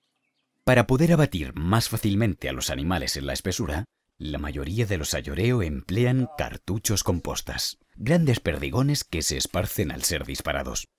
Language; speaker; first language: Spanish; native; Spanish